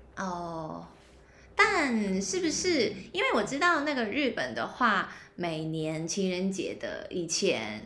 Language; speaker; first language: Chinese; non-native, local second language; Cantonese